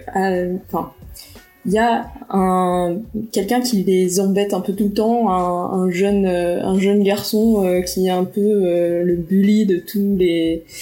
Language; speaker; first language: French; early bilingual, heritage; Portuguese